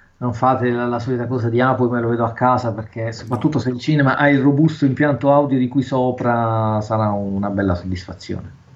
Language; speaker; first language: Italian; native; Italian